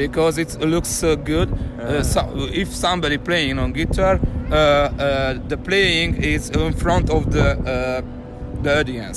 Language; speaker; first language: English; non-native, learner; Hungarian